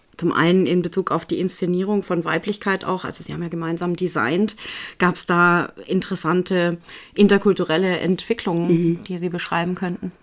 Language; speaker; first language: German; native; German